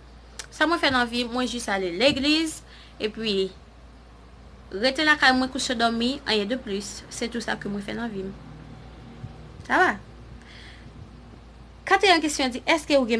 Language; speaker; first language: French; non-native, learner; Haitian Creole